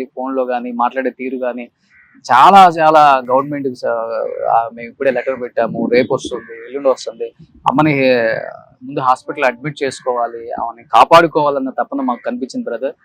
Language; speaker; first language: Telugu; native; Telugu